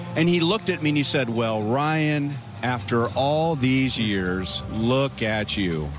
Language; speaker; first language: English; native; English